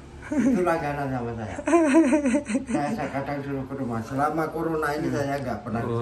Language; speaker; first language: Indonesian; non-native, local second language; Javanese